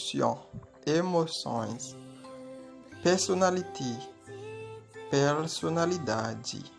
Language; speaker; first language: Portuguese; non-native, learner; Haitian Creole